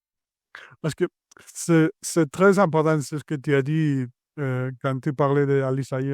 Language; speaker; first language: French; non-native, fluent; Spanish